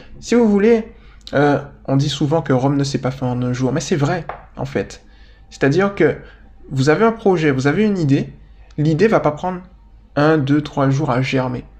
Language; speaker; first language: French; native; French